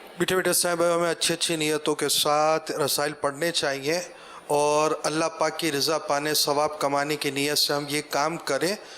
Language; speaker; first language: Urdu; native; Urdu